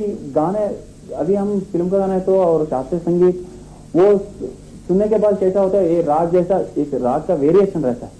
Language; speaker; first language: Hindi; non-native, local second language; Kannada